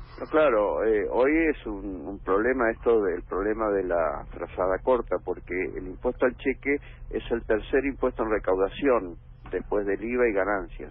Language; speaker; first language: Spanish; native; Spanish